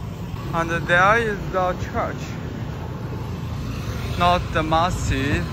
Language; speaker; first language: English; non-native, learner; Chinese